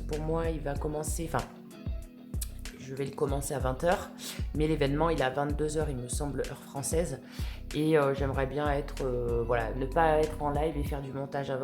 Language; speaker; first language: French; native; French